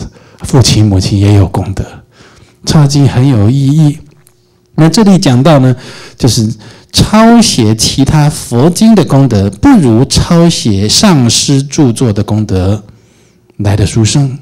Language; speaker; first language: Chinese; native; Chinese